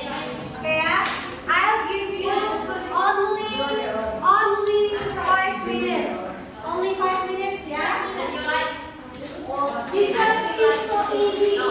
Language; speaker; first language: English; non-native, learner; Indonesian